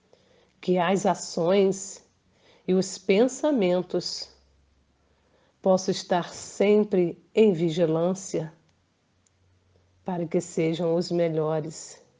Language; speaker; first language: Portuguese; native; Portuguese